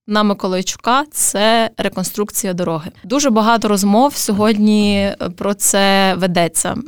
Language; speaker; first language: Ukrainian; native; Ukrainian